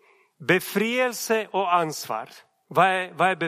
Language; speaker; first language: Swedish; non-native, fluent; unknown